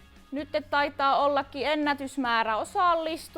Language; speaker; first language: Finnish; native; Finnish